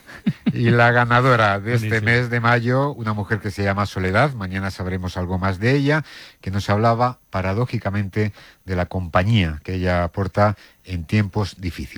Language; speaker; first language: Spanish; native; Spanish